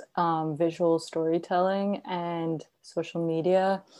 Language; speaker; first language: English; non-native, local second language; Hindi